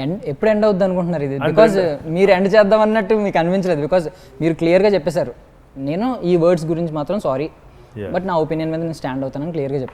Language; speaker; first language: Telugu; native; Telugu